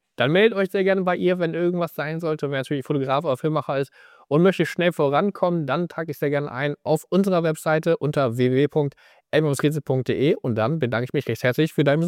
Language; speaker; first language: German; native; German